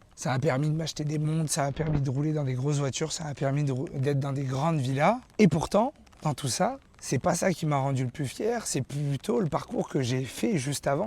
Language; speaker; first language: French; native; French